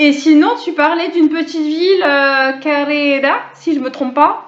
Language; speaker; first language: French; native; French